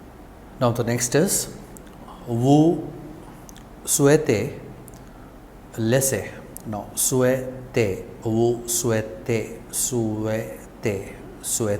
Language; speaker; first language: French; non-native, learner; Hindi